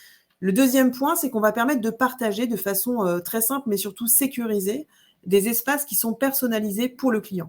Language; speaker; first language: French; native; French